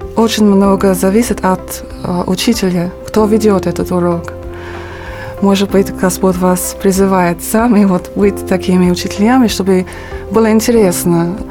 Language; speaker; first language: Russian; non-native, fluent; English